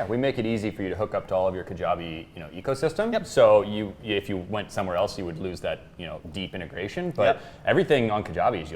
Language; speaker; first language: English; native; English